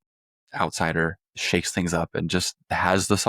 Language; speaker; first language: English; native; English